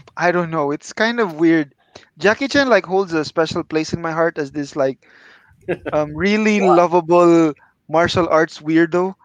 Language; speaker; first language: English; non-native, local second language; Filipino